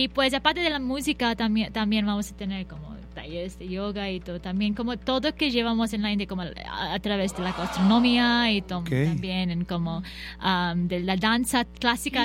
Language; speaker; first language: Spanish; non-native, fluent; Bangla